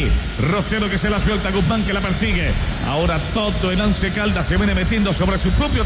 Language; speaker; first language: Spanish; native; Spanish